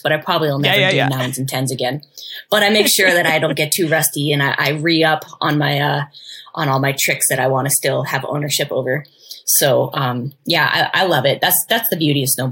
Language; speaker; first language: English; native; English